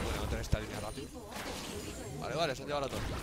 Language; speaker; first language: Spanish; native; Spanish